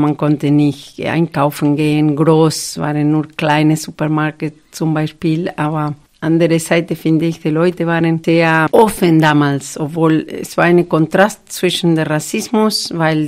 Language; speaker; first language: German; non-native, fluent; Spanish